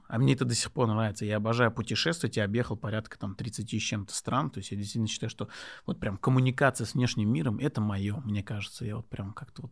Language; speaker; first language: Russian; non-native, local second language; Lezghian